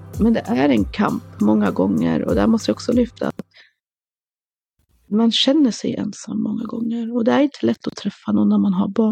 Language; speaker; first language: Swedish; early bilingual, other home language; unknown